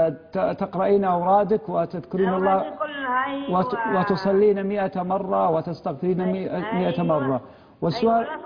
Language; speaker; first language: Arabic; native; Arabic